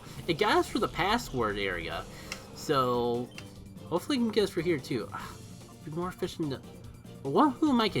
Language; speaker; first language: English; native; English